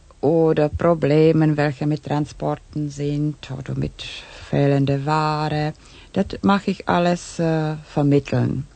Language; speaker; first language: German; non-native, fluent; Czech